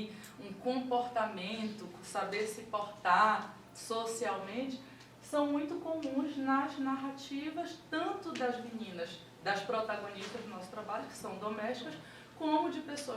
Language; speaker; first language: Portuguese; native; Portuguese